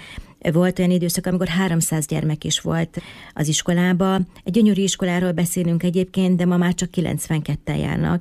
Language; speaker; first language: Hungarian; native; Hungarian